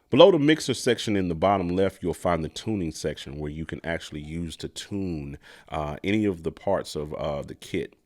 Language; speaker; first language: English; native; English